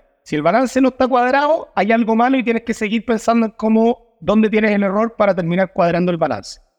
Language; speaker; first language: Spanish; native; Spanish